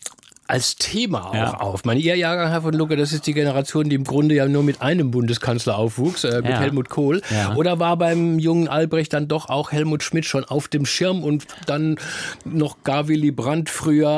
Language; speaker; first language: German; native; German